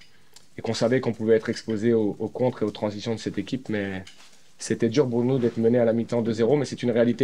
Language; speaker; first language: French; native; French